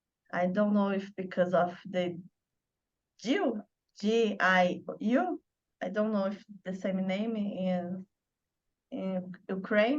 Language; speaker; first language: English; non-native, learner; Portuguese